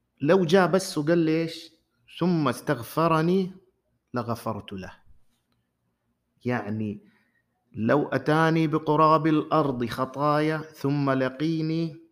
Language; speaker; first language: Arabic; native; Arabic